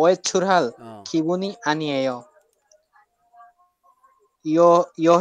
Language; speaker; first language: Korean; non-native, learner; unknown